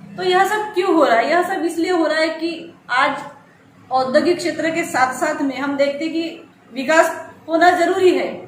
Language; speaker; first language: Hindi; non-native, local second language; Marathi